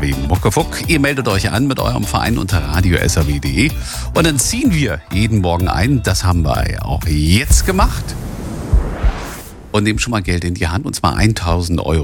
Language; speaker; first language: German; native; German